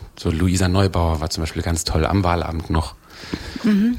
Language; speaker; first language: German; native; German